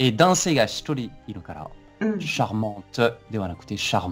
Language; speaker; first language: Japanese; non-native, learner; French